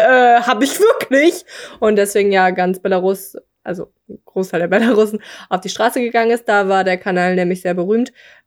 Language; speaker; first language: German; native; German